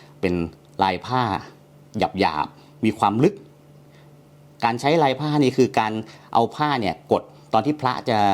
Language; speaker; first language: Thai; native; Thai